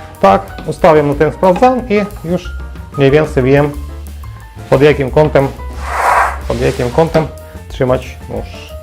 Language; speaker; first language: Polish; non-native, learner; Ukrainian